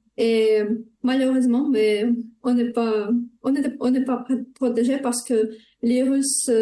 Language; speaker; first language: French; non-native, fluent; Ukrainian